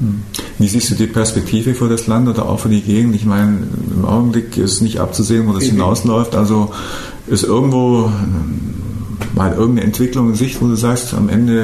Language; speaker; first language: German; native; German